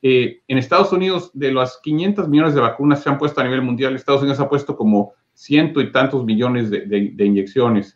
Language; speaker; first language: Spanish; native; Spanish